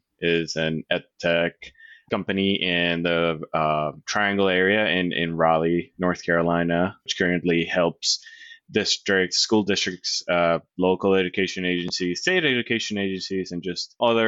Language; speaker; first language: English; non-native, fluent; Spanish